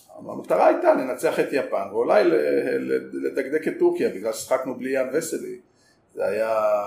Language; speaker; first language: Hebrew; native; Hebrew